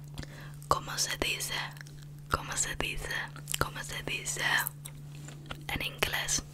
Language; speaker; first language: Spanish; non-native, learner; English